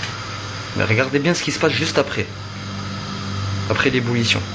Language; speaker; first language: French; native; French